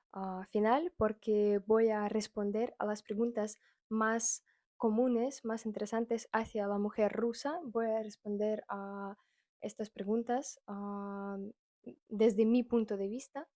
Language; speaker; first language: Spanish; non-native, fluent; Russian